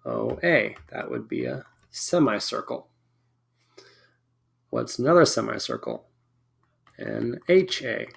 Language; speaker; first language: English; native; English